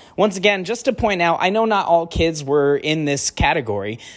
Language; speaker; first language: English; native; English